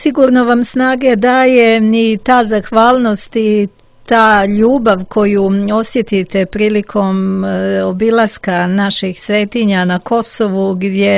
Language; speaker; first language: Croatian; native; Croatian